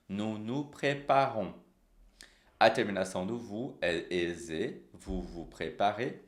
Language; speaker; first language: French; non-native, fluent; Portuguese